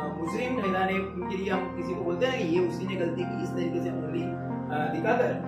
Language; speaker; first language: Hindi; native; Hindi